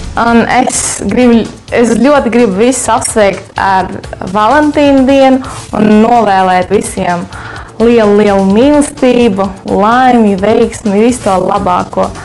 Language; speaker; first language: Latvian; non-native, local second language; Russian